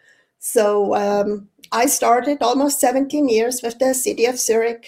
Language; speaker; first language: English; non-native, fluent; Swiss German